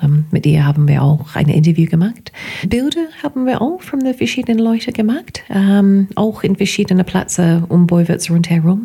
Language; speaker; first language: German; non-native, fluent; English